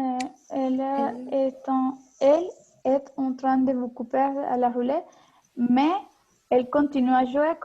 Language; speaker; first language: French; non-native, learner; Spanish